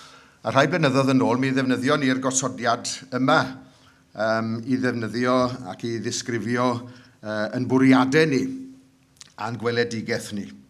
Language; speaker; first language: Welsh; native; Welsh